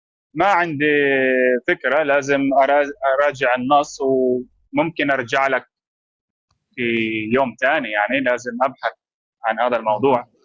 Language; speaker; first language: Arabic; native; Arabic